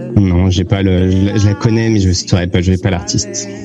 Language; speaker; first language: French; native; French